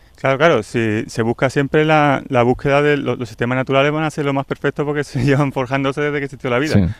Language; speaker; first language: Spanish; native; Spanish